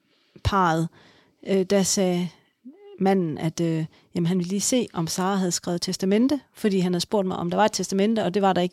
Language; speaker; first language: Danish; native; Danish